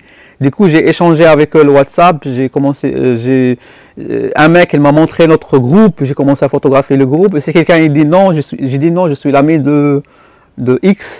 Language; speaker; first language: French; non-native, local second language; Arabic